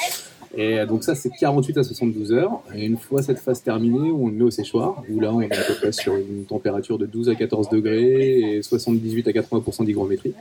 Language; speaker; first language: French; native; French